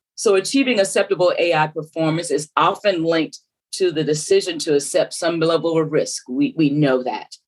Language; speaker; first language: English; native; English